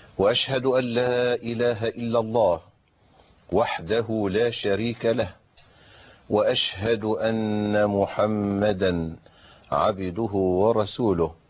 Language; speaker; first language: Arabic; native; Arabic